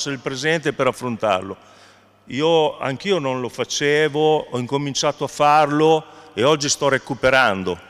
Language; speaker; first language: Italian; native; Italian